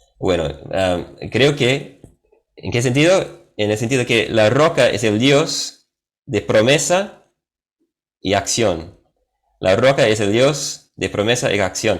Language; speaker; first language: Spanish; non-native, fluent; English